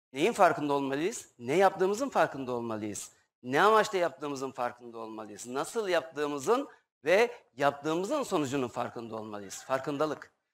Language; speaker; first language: Turkish; native; Turkish